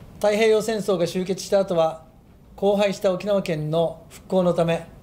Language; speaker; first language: Japanese; native; Japanese